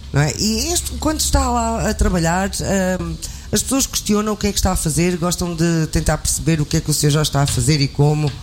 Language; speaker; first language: Portuguese; native; Portuguese